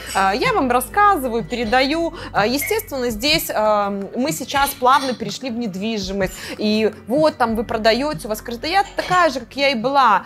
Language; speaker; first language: Russian; native; Russian